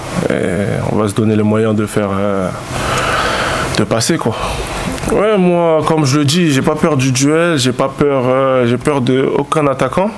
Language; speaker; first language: French; native; French